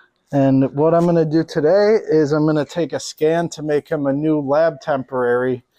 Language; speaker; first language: English; native; English